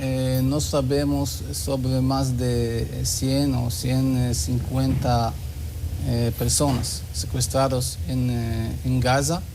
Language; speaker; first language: Spanish; non-native, learner; Hebrew